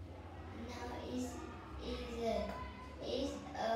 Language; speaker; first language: English; non-native, learner; Vietnamese